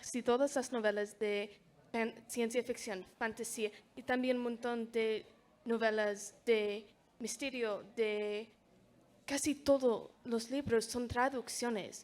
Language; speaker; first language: Spanish; non-native, fluent; English